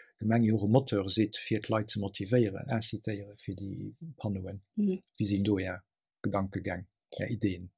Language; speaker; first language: Luxembourgish; native; Luxembourgish